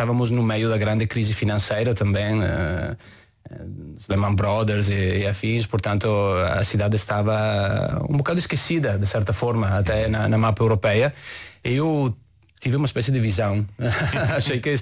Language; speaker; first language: Portuguese; non-native, fluent; Italian